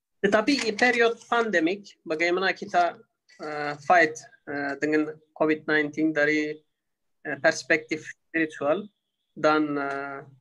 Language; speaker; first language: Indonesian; non-native, learner; Turkish